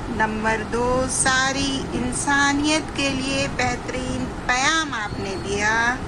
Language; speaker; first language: Urdu; native; Urdu